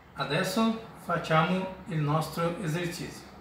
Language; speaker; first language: Italian; non-native, learner; Portuguese